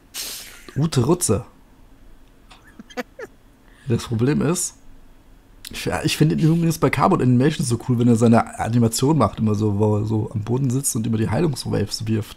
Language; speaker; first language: German; native; German